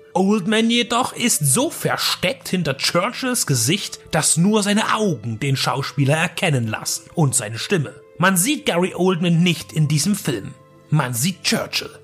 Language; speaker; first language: German; native; German